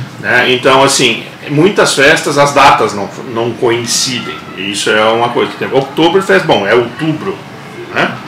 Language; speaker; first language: Portuguese; non-native, local second language; German